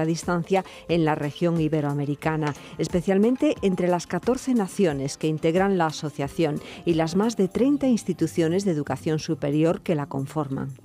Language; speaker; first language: Spanish; native; Spanish